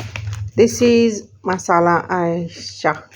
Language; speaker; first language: English; non-native, local second language; Morisyen